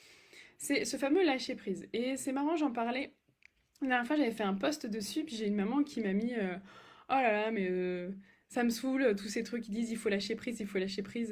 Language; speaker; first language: French; native; French